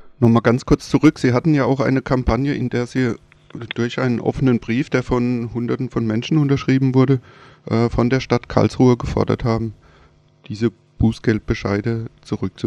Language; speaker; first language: German; native; German